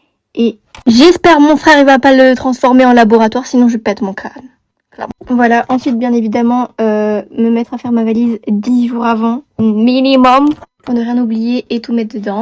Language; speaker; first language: French; native; French